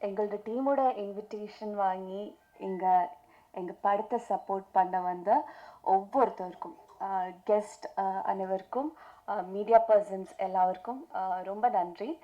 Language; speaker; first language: Tamil; non-native, fluent; Malayalam